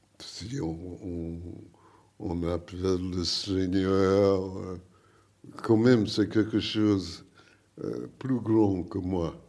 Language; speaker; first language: French; non-native, learner; English